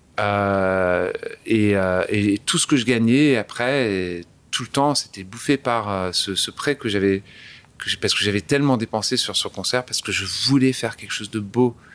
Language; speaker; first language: French; early bilingual, other home language; English